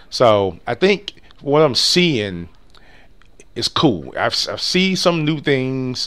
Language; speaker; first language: English; native; English